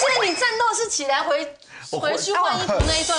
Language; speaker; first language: Chinese; native; Chinese